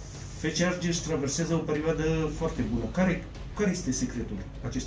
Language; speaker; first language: Romanian; native; Romanian